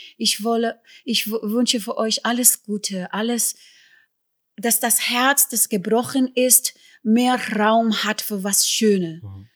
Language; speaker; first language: German; non-native, fluent; English